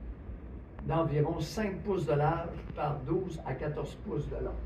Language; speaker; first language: French; native; French